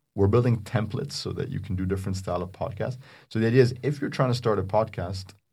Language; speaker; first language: English; non-native, fluent; Arabic